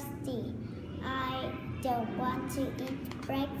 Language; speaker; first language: English; non-native, learner; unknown